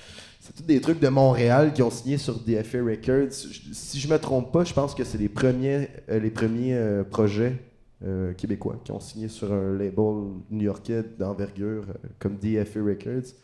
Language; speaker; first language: French; native; French